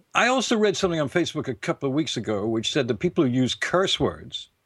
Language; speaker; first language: English; native; English